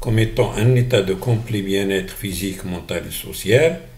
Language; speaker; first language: French; non-native, local second language; Arabic